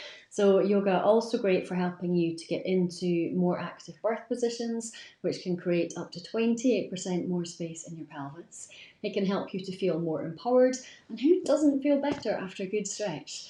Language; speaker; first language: English; native; English